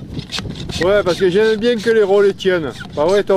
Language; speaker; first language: French; native; French